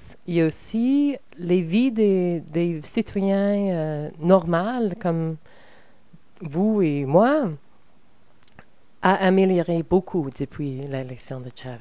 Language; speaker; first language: French; non-native, learner; English